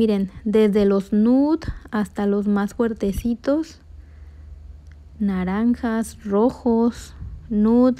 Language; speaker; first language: Spanish; native; Spanish